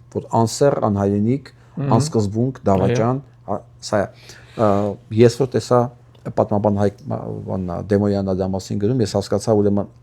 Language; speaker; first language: Armenian; native; Armenian